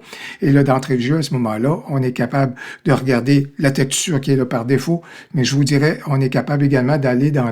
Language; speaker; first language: French; native; French